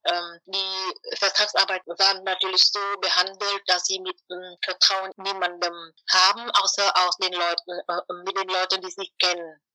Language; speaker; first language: German; non-native, fluent; Vietnamese